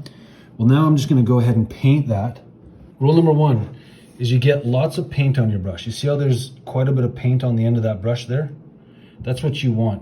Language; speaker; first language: English; native; English